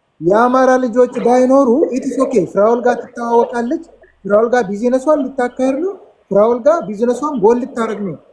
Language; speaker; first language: Amharic; non-native, local second language; Oromo